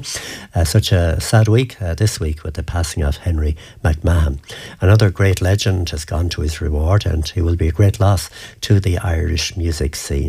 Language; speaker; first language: English; native; English